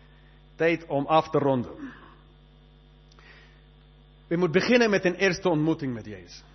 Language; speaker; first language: Dutch; non-native, fluent; Spanish